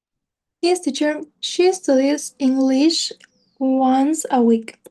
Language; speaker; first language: English; non-native, learner; Spanish